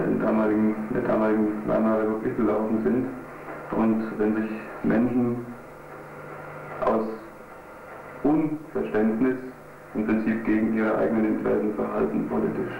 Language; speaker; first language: German; native; German